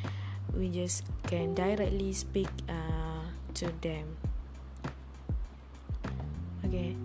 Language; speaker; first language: English; non-native, learner; Malay